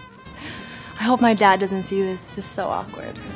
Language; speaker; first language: English; non-native, local second language; Swahili